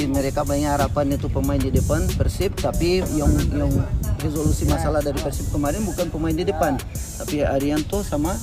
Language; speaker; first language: Indonesian; non-native, learner; Portuguese